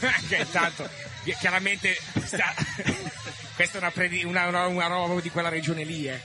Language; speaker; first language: Italian; native; Italian